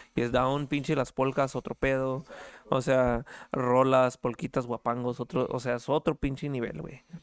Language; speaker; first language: Spanish; early bilingual, heritage; Spanish